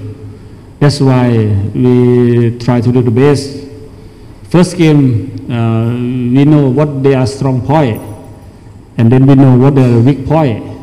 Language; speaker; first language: English; non-native, learner; Thai